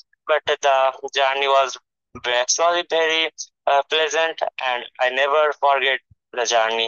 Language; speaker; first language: English; non-native, learner; Bangla